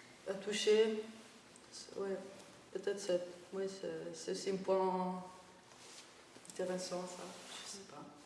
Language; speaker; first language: French; non-native, fluent; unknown